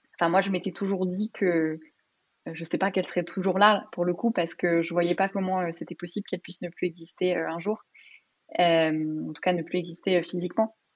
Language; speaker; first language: French; early bilingual, other home language; Arabic